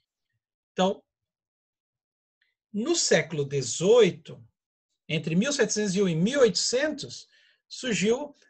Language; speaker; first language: Portuguese; native; Portuguese